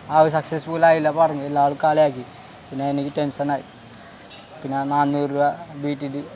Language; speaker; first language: Malayalam; non-native, local second language; Odia